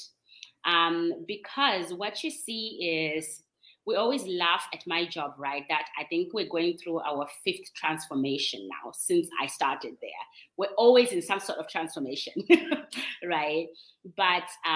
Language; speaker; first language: English; non-native, local second language; Shona